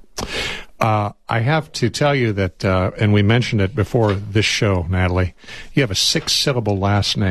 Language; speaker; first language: English; native; English